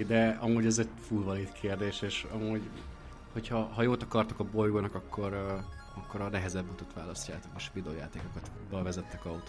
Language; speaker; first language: Hungarian; native; Hungarian